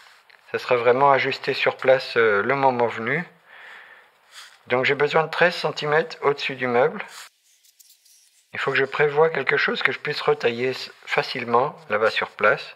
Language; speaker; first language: French; native; French